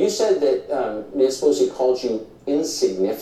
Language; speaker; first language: English; native; English